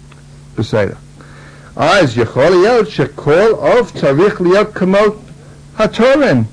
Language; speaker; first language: Hebrew; non-native, fluent; English